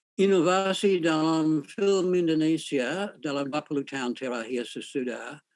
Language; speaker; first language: Indonesian; non-native, fluent; English